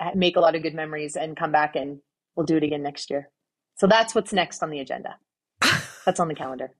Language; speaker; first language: English; native; English